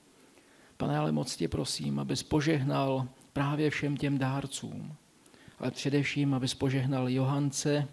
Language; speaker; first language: Czech; native; Czech